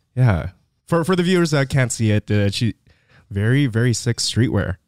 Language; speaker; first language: English; early bilingual, other home language; Filipino